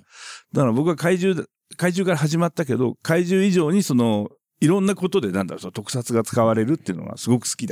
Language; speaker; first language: Japanese; native; Japanese